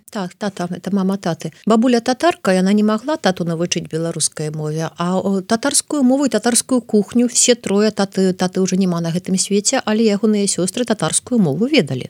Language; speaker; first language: Belarusian; non-native, local second language; Russian